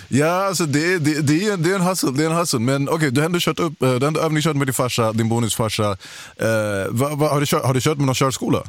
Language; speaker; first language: Swedish; native; Swedish